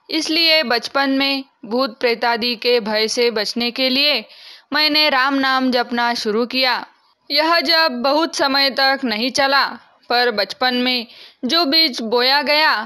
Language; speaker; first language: Hindi; non-native, local second language; Marathi